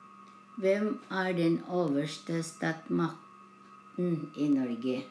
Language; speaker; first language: Norwegian; non-native, learner; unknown